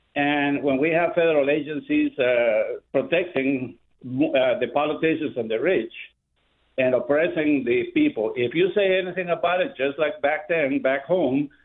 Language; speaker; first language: English; non-native, fluent; Spanish